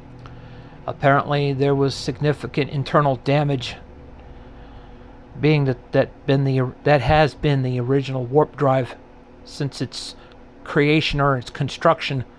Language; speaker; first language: English; native; English